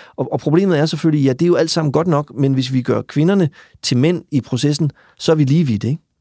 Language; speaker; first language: Danish; native; Danish